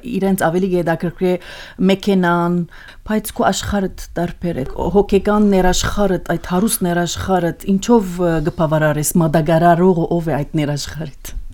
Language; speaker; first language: Armenian; early bilingual, heritage; Armenian